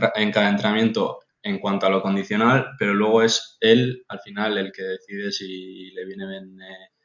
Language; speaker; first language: Spanish; native; Spanish